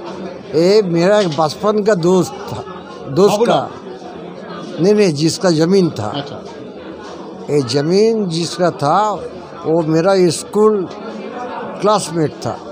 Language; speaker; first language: Hindi; non-native, local second language; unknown